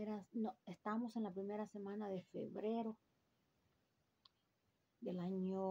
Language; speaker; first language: Spanish; early bilingual, heritage; Spanish